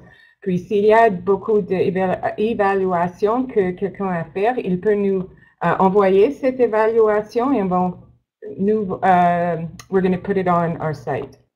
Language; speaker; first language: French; non-native, learner; English